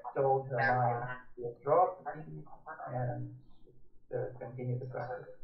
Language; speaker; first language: English; non-native, fluent; Russian